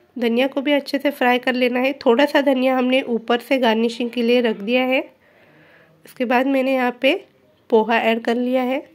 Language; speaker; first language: Hindi; non-native, local second language; Marathi